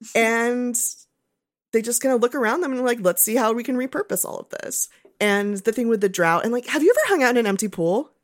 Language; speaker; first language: English; native; English